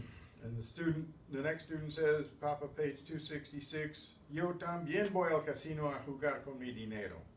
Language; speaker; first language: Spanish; non-native, fluent; English